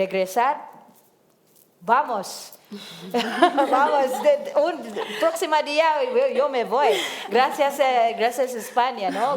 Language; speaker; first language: Spanish; non-native, learner; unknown